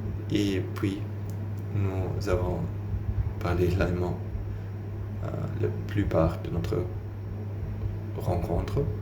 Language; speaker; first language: French; non-native, learner; German